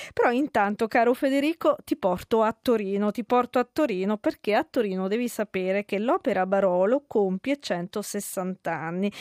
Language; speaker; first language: Italian; native; Italian